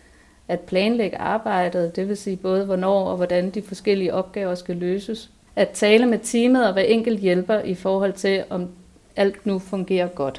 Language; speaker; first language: Danish; native; Danish